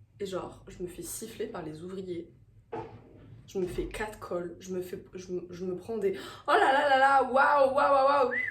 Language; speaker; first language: French; native; French